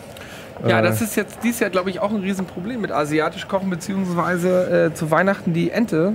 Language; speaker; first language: German; native; German